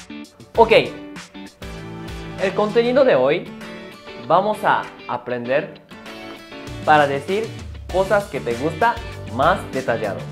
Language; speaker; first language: Spanish; non-native, fluent; Japanese